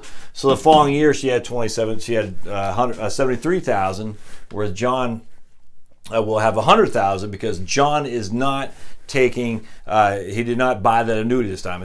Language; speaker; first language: English; native; English